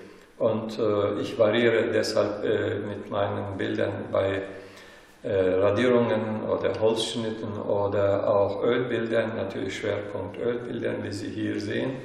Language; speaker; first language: German; non-native, fluent; Turkish